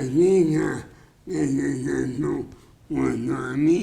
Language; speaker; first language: Spanish; non-native, fluent; English